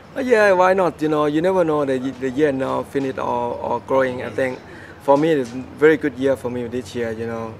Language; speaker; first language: English; non-native, learner; Thai